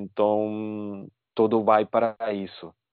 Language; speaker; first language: Portuguese; non-native, fluent; Spanish